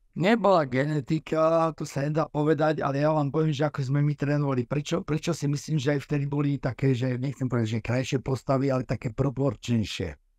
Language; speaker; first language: Slovak; native; Slovak